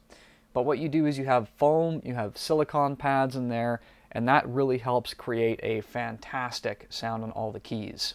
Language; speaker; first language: English; native; English